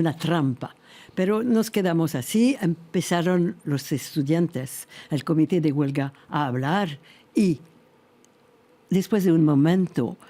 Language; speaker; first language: Spanish; non-native, fluent; French